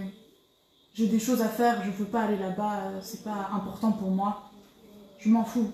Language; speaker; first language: French; native; French